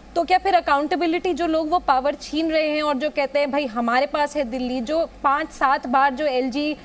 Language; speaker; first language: Hindi; native; Hindi